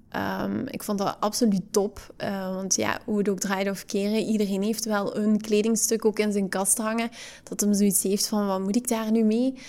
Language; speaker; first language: Dutch; native; Dutch